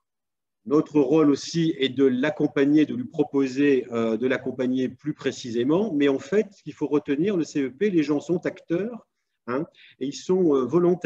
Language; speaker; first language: French; native; French